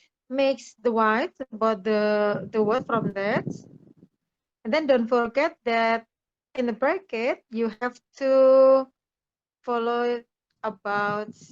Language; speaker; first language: English; non-native, learner; Indonesian